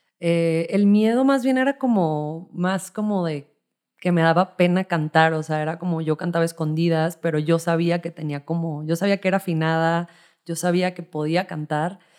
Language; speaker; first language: Spanish; native; Spanish